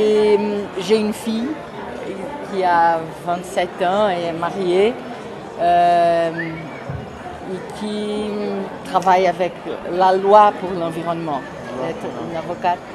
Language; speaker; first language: French; non-native, fluent; Portuguese